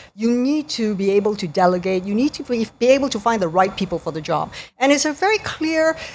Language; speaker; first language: English; native; English